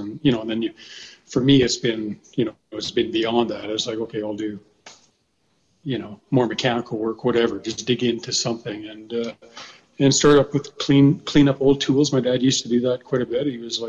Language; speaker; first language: English; native; English